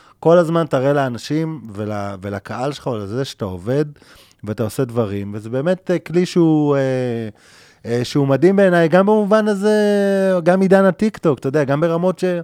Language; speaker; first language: Hebrew; native; Hebrew